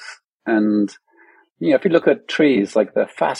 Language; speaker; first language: English; native; English